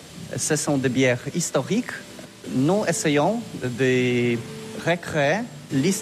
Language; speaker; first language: French; non-native, learner; Polish